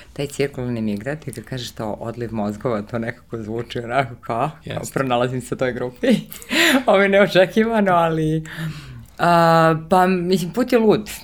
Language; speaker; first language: Serbian; early bilingual, heritage; Serbian